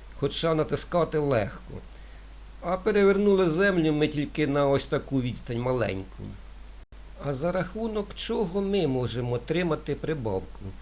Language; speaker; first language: Ukrainian; non-native, local second language; Russian